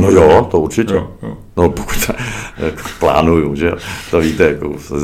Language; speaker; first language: Czech; native; Czech